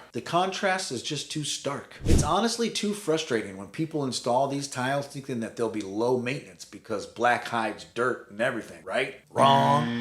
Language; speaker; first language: English; native; English